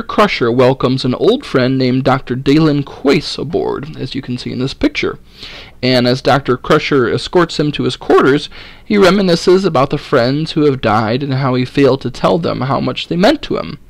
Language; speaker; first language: English; native; English